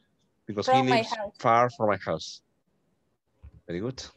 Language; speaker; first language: English; non-native, fluent; Spanish